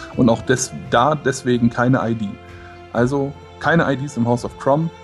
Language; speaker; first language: German; native; German